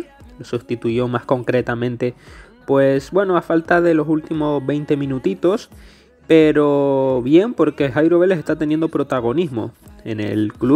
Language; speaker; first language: Spanish; native; Spanish